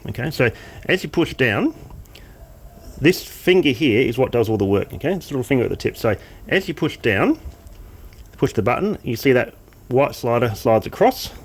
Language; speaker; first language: English; native; English